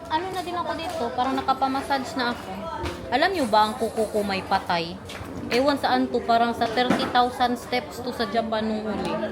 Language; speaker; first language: Filipino; non-native, local second language; Cebuano